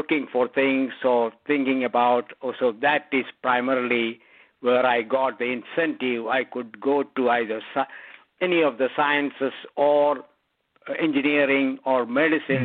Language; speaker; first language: English; non-native, local second language; Malayalam